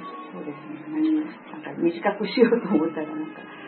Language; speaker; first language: Japanese; non-native, fluent; Korean